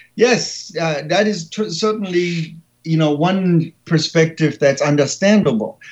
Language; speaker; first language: English; non-native, fluent; German